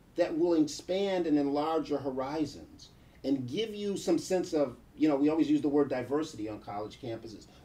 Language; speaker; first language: English; native; English